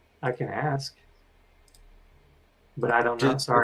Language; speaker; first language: English; native; English